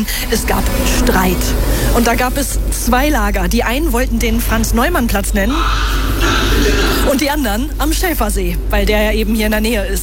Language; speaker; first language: German; native; German